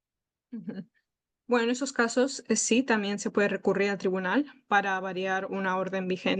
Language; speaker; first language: Spanish; native; Spanish